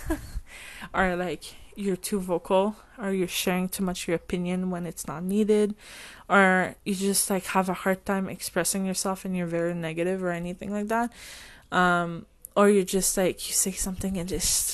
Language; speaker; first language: English; non-native, fluent; French